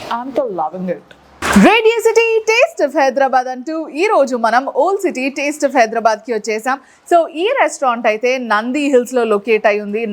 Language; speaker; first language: Telugu; native; Telugu